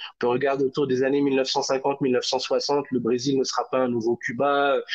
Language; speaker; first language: French; native; French